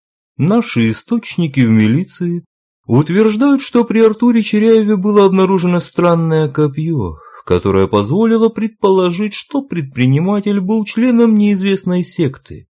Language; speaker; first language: Russian; native; Russian